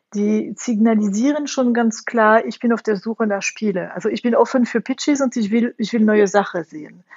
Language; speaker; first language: German; non-native, fluent; French